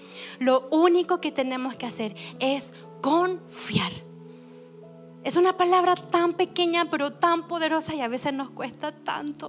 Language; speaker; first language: Spanish; native; Spanish